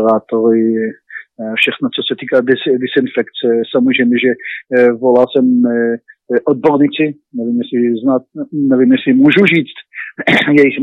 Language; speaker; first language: Czech; non-native, learner; Hebrew